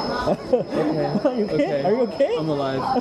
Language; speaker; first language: English; non-native, learner; Korean